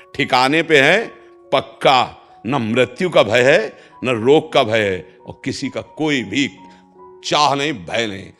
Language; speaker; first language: Hindi; native; Hindi